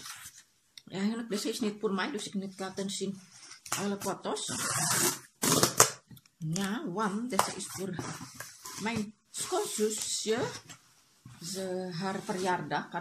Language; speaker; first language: Dutch; non-native, learner; Indonesian